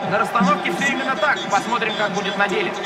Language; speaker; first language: Russian; native; Russian